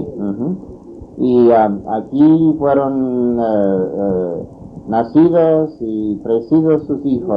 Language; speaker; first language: Spanish; non-native, fluent; English